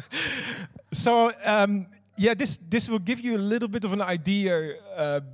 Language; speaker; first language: English; non-native, fluent; Dutch